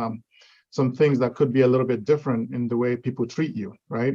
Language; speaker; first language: English; non-native, local second language; Igbo